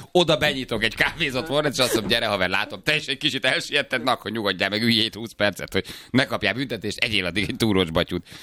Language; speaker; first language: Hungarian; native; Hungarian